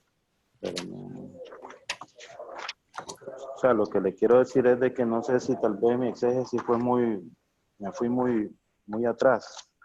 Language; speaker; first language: Spanish; native; Spanish